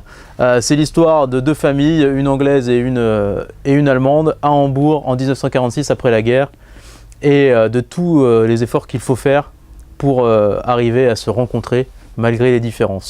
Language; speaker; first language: French; native; French